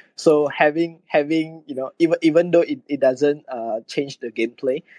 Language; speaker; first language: English; non-native, local second language; Chinese